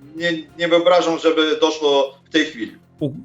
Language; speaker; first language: Polish; non-native, fluent; Ukrainian